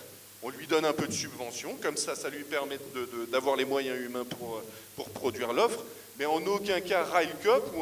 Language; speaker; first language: French; native; French